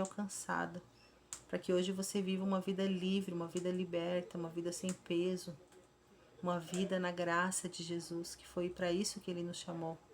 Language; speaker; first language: Portuguese; native; Portuguese